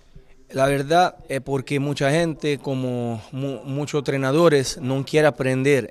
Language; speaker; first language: Spanish; non-native, fluent; Italian